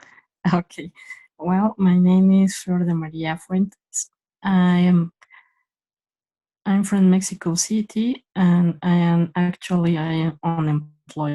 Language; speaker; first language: English; non-native, learner; Spanish